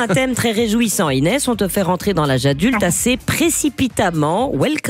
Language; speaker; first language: French; native; French